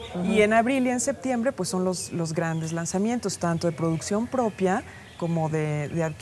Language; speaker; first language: Spanish; native; Spanish